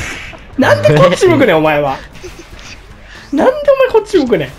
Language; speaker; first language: Japanese; native; Japanese